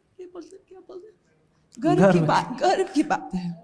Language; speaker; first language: Hindi; non-native, learner; English